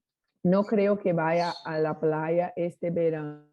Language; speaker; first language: Spanish; non-native, learner; Portuguese